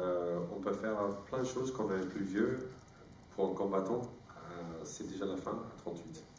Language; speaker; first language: French; non-native, fluent; English